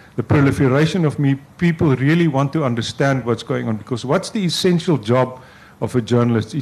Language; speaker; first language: English; non-native, local second language; Afrikaans